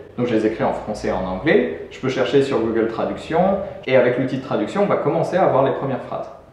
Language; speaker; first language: French; native; French